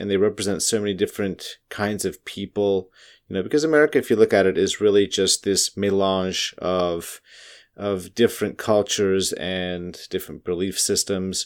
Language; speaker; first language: English; native; English